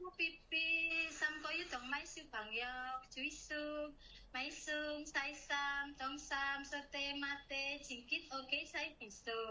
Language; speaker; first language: Cantonese; non-native, learner; Indonesian